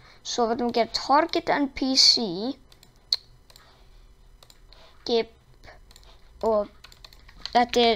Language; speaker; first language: Icelandic; non-native, learner; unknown